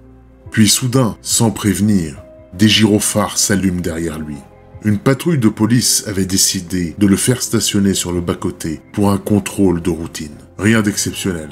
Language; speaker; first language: French; native; French